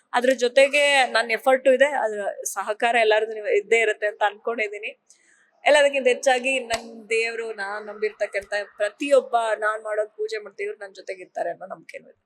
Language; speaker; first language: Kannada; native; Kannada